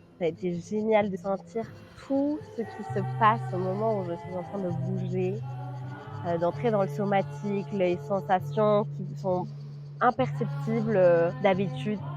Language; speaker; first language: French; non-native, fluent; Spanish